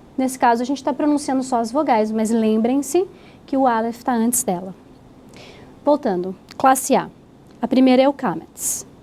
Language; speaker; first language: Portuguese; native; Portuguese